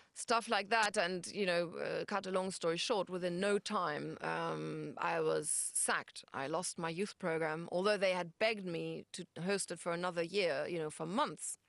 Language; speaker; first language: English; non-native, fluent; German